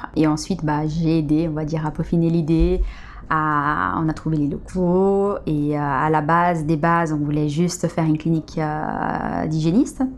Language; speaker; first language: French; early bilingual, other home language; Portuguese